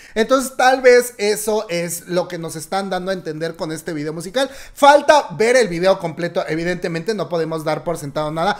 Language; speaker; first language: Spanish; native; Spanish